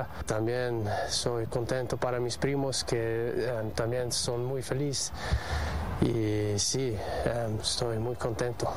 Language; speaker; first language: Spanish; non-native, learner; German